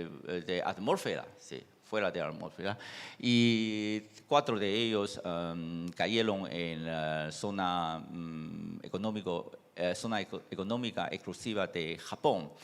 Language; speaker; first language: Spanish; non-native, fluent; Chinese